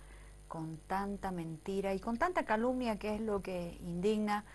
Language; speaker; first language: Spanish; native; Spanish